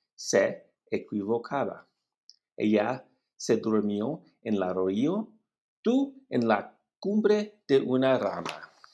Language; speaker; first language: Spanish; non-native, learner; English